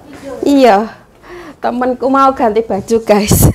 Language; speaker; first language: Indonesian; non-native, local second language; Javanese